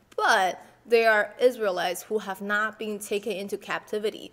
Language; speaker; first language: English; non-native, fluent; Chinese